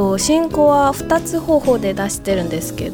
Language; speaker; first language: Japanese; non-native, fluent; Korean